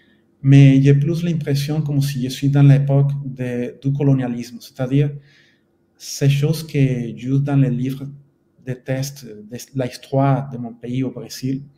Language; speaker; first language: French; non-native, fluent; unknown